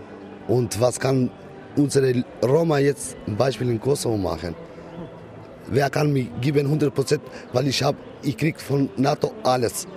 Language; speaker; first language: German; non-native, learner; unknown